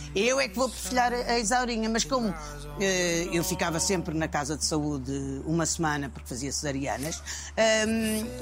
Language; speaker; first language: Portuguese; native; Portuguese